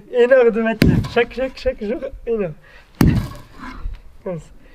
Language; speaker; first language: French; non-native, learner; Arabic